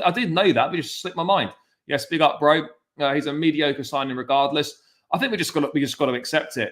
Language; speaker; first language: English; native; English